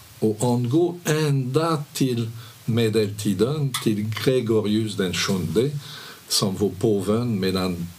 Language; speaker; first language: Swedish; non-native, fluent; French